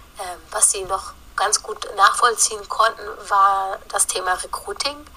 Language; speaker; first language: German; early bilingual, other home language; Turkish